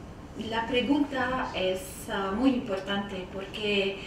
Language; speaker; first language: Spanish; non-native, fluent; Arabic